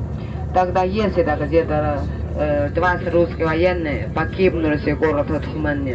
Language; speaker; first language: Russian; non-native, learner; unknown